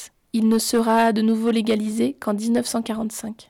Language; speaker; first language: French; native; French